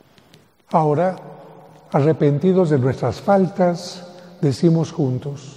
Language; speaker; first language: Spanish; native; Spanish